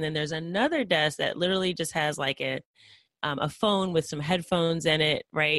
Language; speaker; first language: English; native; English